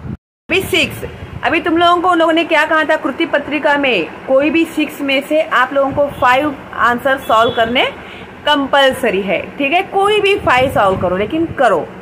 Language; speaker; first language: Hindi; non-native, local second language; Marathi